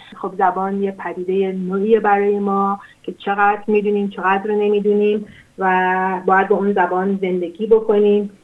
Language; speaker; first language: Persian; non-native, local second language; Azerbaijani